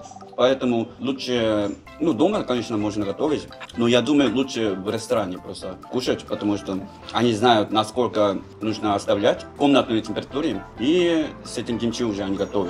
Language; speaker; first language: Russian; non-native, fluent; Korean